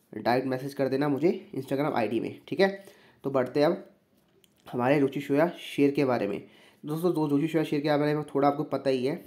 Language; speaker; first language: Hindi; native; Hindi